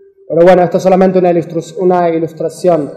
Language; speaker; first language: Spanish; native; Spanish